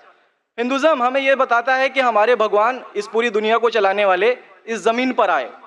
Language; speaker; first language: Hindi; native; Hindi